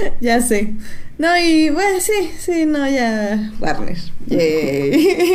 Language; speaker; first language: Spanish; native; Spanish